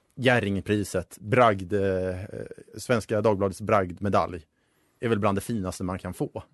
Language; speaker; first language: Swedish; native; Swedish